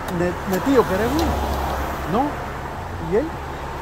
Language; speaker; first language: Spanish; native; Spanish